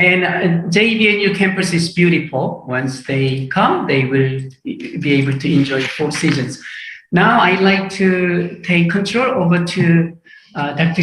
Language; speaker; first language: English; non-native, fluent; Korean